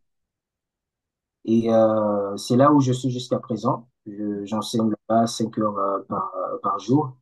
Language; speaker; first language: French; non-native, local second language; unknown